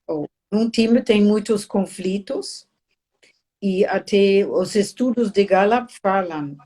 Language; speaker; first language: Portuguese; non-native, fluent; German